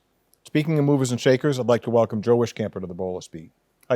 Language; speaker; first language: English; native; English